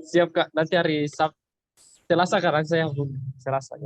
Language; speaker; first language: Indonesian; native; Indonesian